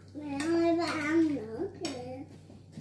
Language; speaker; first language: Vietnamese; early bilingual, heritage; Vietnamese